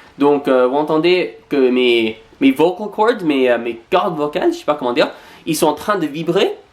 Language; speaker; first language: French; non-native, fluent; English